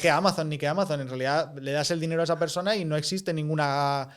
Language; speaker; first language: Spanish; native; Spanish